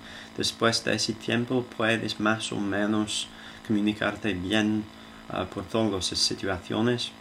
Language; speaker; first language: Spanish; non-native, fluent; English